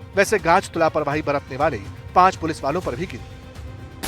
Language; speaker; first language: Hindi; native; Hindi